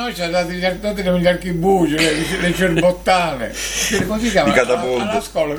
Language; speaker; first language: Italian; native; Italian